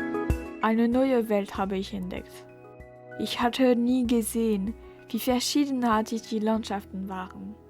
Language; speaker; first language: German; non-native, learner; French